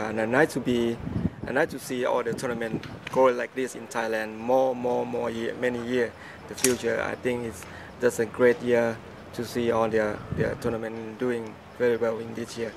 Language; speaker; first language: English; non-native, learner; Thai